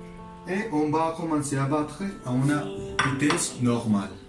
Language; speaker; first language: French; non-native, learner; Spanish